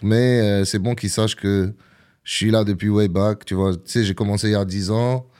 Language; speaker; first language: French; early bilingual, other home language; Arabic